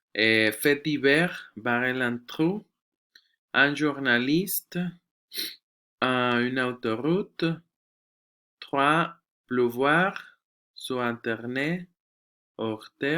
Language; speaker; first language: French; non-native, fluent; Spanish